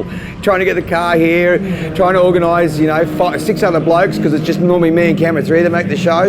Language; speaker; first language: English; native; English